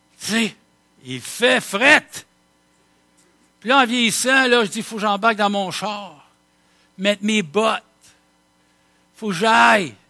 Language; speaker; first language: French; native; French